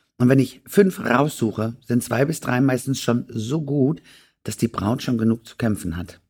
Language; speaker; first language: German; native; German